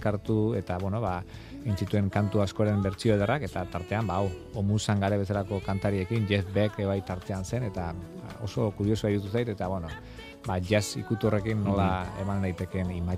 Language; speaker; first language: Basque; native; Basque